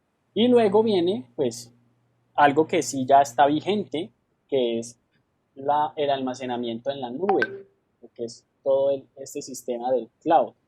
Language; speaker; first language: Spanish; native; Spanish